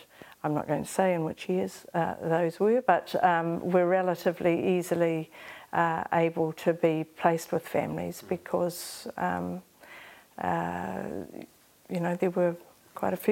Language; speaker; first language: English; native; English